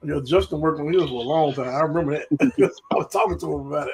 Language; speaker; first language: English; native; English